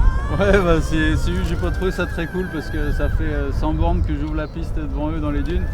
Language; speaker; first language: French; native; French